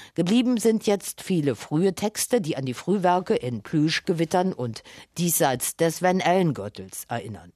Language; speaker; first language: German; native; German